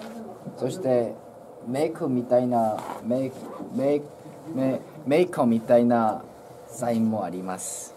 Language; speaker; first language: Japanese; non-native, learner; Korean